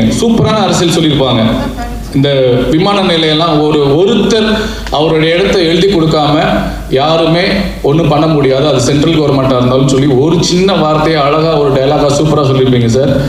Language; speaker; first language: Tamil; native; Tamil